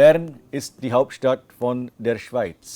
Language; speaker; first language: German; non-native, fluent; Marathi